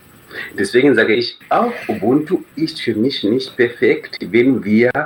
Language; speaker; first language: German; non-native, fluent; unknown